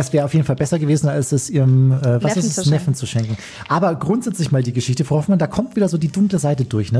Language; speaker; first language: German; native; German